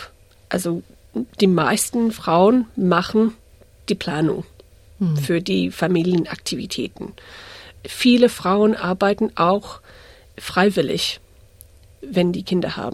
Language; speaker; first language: German; non-native, fluent; English